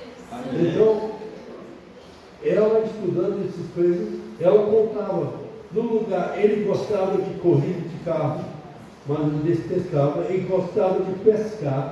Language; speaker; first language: Portuguese; non-native, fluent; English